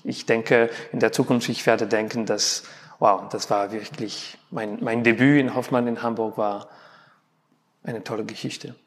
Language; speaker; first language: German; non-native, learner; French